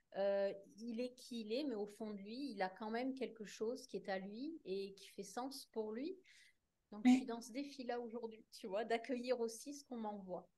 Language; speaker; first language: French; native; French